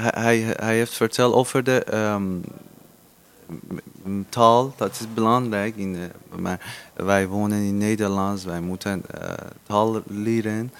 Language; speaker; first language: Dutch; non-native, learner; Persian